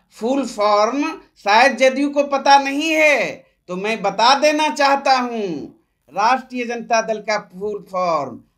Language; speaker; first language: Hindi; native; Hindi